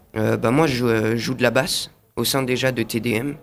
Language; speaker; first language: French; native; French